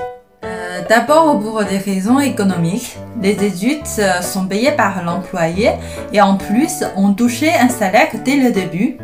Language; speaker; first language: French; non-native, fluent; Chinese